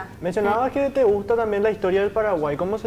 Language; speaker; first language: Spanish; native; Spanish